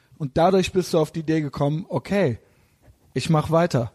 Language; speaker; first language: German; native; German